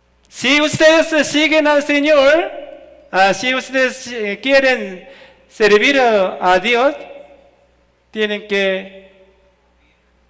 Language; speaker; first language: Spanish; non-native, fluent; Korean